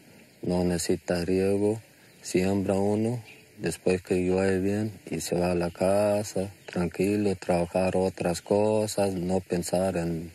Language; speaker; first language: Spanish; non-native, local second language; Plautdietsch